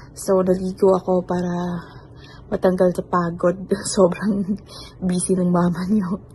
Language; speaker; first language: Filipino; non-native, local second language; Hiligaynon